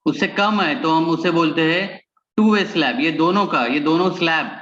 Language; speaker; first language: Hindi; non-native, local second language; Marathi